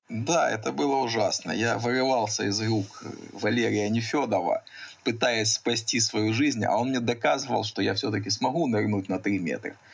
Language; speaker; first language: Russian; native; Russian